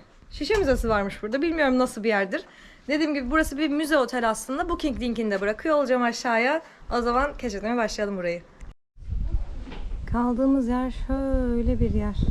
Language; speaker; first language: Turkish; native; Turkish